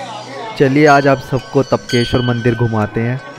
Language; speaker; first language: Hindi; native; Hindi